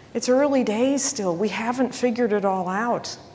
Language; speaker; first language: English; native; English